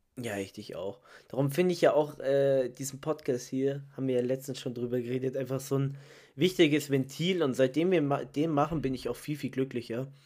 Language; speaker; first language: German; early bilingual, other home language; Italian